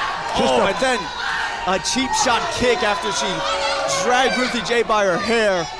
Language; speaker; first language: English; native; English